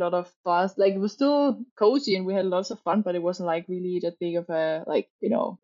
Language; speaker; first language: English; non-native, fluent; German